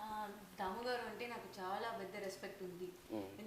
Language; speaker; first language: Telugu; non-native, learner; Tamil